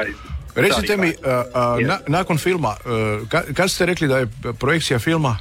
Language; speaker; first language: Serbian; native; Serbian